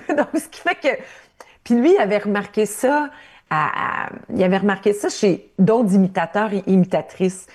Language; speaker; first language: French; native; French